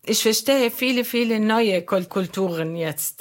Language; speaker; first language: German; non-native, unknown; Arabic